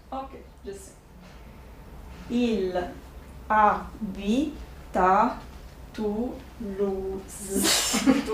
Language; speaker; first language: French; non-native, learner; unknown